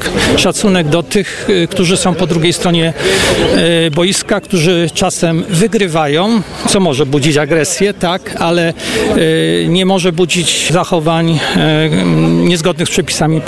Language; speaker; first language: Polish; native; Polish